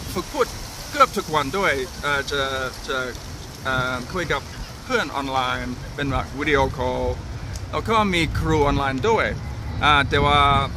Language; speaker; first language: Thai; non-native, learner; English